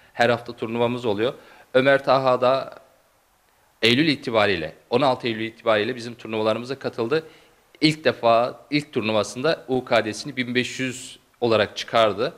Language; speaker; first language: Turkish; native; Turkish